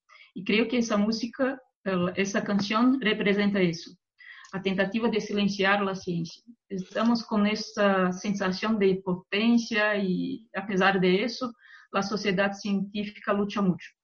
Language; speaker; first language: Spanish; non-native, fluent; Portuguese